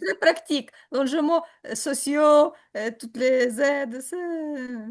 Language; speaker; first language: French; non-native, learner; Ukrainian